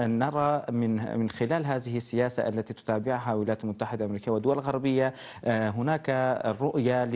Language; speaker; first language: Arabic; non-native, fluent; Turkish